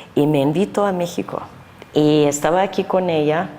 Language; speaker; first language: Spanish; non-native, learner; English